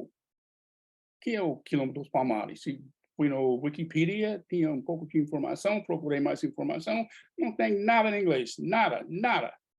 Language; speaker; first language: Portuguese; non-native, fluent; English